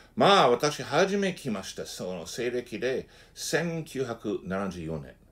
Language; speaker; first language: Japanese; non-native, fluent; English